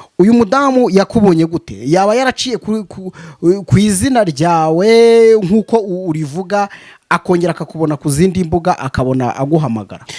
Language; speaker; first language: Kinyarwanda; native; Kinyarwanda